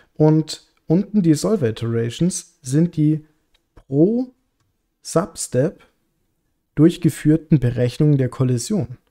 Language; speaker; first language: German; native; German